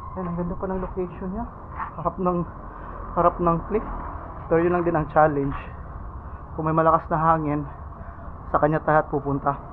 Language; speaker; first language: Filipino; non-native, local second language; Cebuano